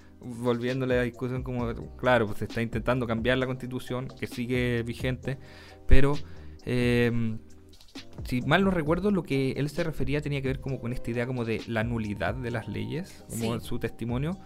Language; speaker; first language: Spanish; native; Spanish